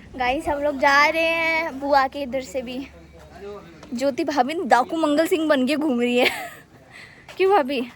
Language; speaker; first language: Hindi; native; Hindi